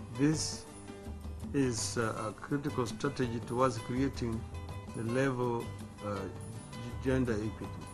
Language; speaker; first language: English; non-native, local second language; Luo (Kenya and Tanzania)